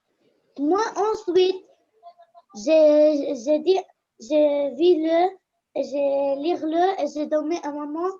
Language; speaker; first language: French; non-native, learner; Arabic